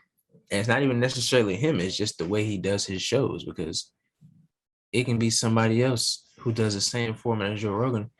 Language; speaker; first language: English; native; English